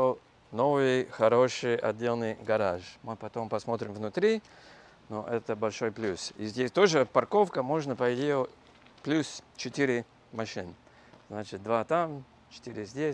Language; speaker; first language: Russian; non-native, learner; English